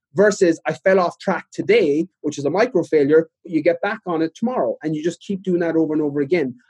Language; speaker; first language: English; native; English